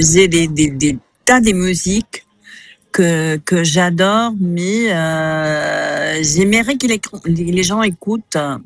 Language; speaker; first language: French; non-native, fluent; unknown